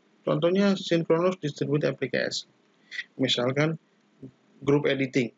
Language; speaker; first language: English; non-native, learner; Indonesian